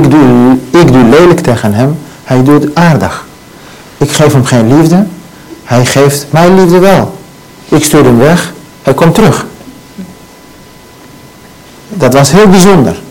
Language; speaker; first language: Dutch; non-native, learner; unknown